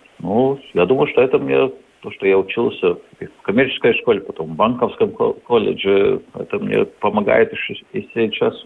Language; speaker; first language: Russian; non-native, local second language; Latvian